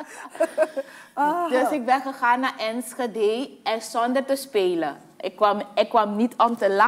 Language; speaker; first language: Dutch; native; Dutch